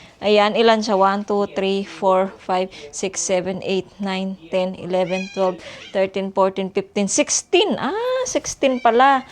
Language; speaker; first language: Filipino; native; Filipino